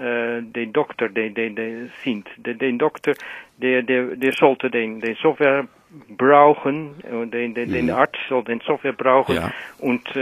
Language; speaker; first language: German; non-native, learner; Dutch